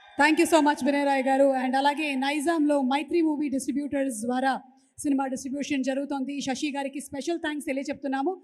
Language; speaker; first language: Telugu; native; Telugu